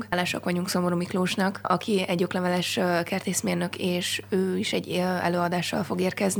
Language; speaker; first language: Hungarian; native; Hungarian